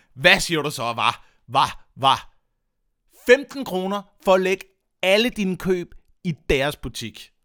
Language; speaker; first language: Danish; native; Danish